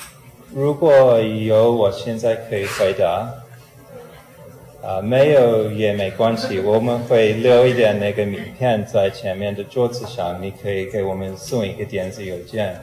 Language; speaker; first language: Chinese; non-native, fluent; English